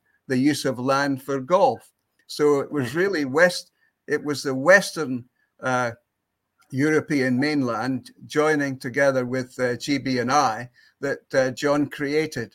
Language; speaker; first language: English; native; English